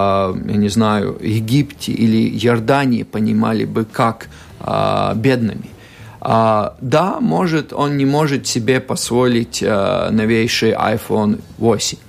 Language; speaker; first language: Russian; non-native, local second language; Latvian